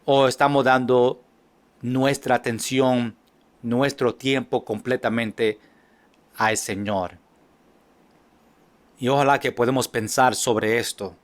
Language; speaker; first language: Spanish; non-native, fluent; English